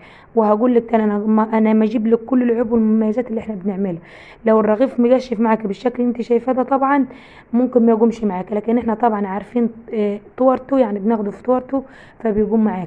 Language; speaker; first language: Arabic; native; Arabic